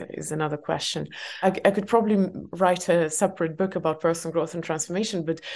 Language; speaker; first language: English; non-native, fluent; Estonian